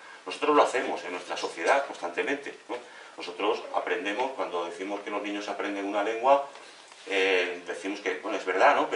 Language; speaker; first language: Spanish; native; Spanish